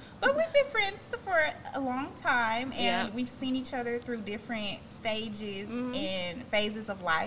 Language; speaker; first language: English; native; English